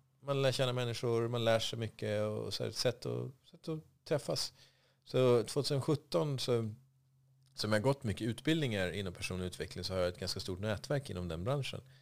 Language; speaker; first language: Swedish; native; Swedish